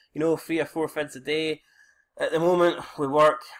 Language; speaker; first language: English; native; English